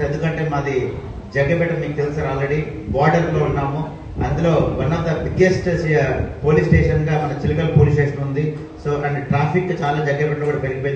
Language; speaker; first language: Telugu; native; Telugu